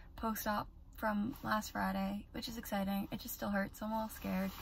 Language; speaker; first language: English; native; English